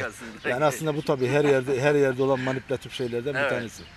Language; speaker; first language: Turkish; native; Turkish